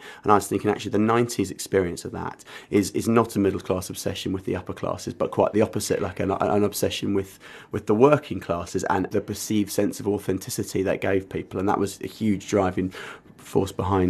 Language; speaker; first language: English; native; English